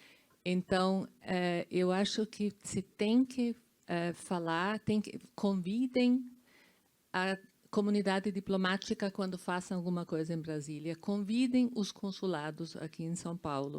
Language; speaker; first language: Portuguese; non-native, fluent; German